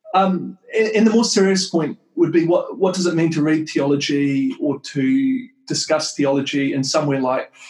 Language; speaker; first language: English; native; English